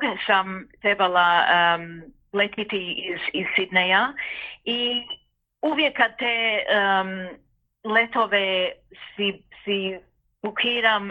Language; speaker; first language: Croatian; early bilingual, heritage; Croatian